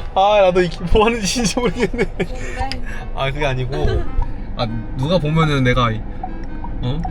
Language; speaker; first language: Korean; native; Korean